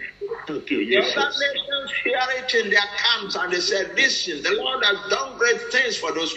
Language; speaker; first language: English; non-native, local second language; Yoruba